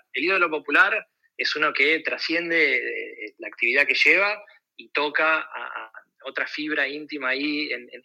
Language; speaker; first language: Spanish; native; Spanish